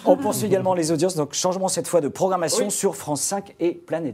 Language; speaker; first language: French; native; French